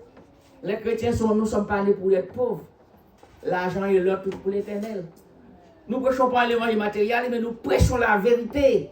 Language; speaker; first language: French; non-native, local second language; Haitian Creole